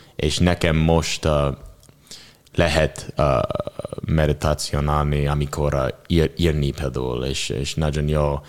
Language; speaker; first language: Hungarian; non-native, learner; English